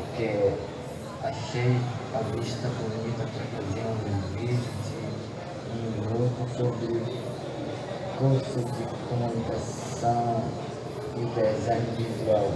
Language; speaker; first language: Portuguese; non-native, local second language; Ticuna